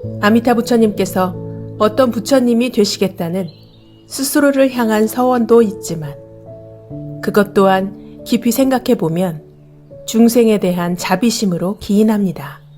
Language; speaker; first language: Korean; native; Korean